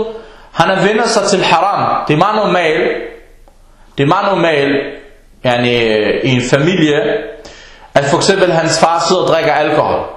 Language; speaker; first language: Danish; early bilingual, other home language; Arabic